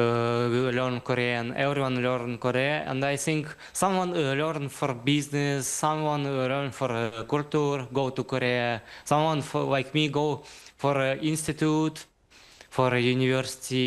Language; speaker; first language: English; non-native, learner; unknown